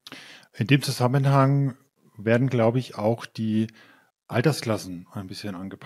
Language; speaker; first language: German; native; German